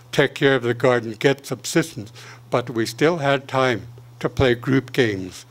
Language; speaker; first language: English; native; English